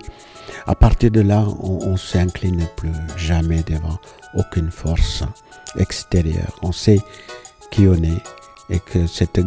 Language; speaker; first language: French; non-native, fluent; Malayalam